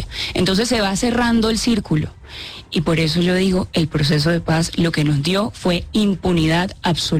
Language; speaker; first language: Spanish; native; Spanish